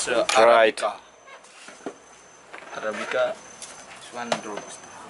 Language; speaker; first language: English; non-native, learner; Indonesian